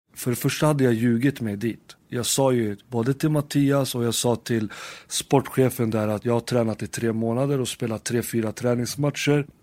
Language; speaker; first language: Swedish; early bilingual, other home language; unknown